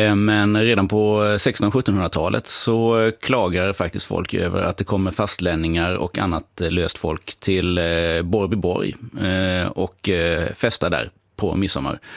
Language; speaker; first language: Swedish; native; Swedish